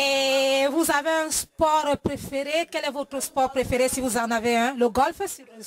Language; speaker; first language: French; non-native, fluent; Italian